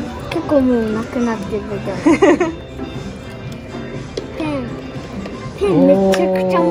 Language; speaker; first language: Japanese; early bilingual, heritage; Japanese